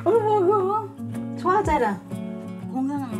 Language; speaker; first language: Korean; non-native, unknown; Filipino